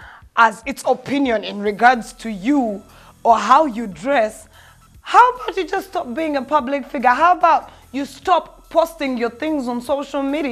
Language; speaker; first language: English; non-native, local second language; Ganda